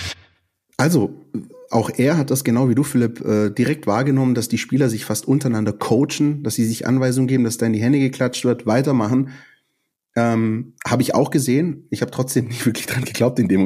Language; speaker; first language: German; native; German